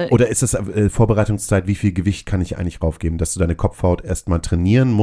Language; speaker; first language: German; native; German